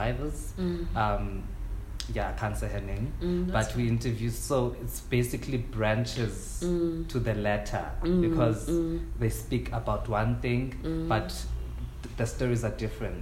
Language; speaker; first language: English; non-native, local second language; Xhosa